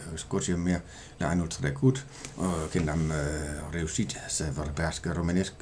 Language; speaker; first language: Romanian; non-native, fluent; Danish